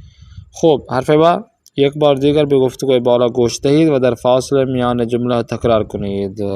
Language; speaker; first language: Persian; non-native, fluent; Urdu